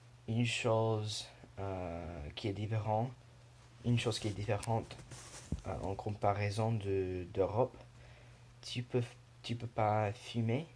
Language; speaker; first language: French; non-native, learner; English